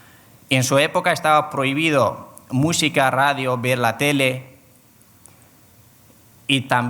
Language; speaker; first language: Spanish; non-native, fluent; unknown